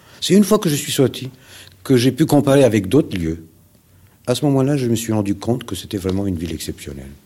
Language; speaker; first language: French; non-native, fluent; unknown